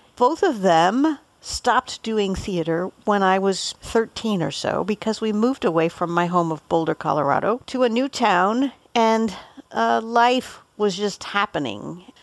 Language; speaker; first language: English; native; English